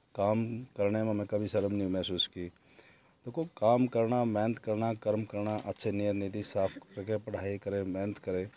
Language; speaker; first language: Hindi; native; Hindi